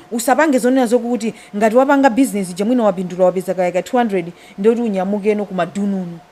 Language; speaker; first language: Nyanja; native; Nyanja